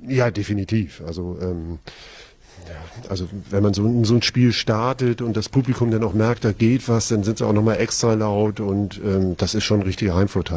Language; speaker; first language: German; native; German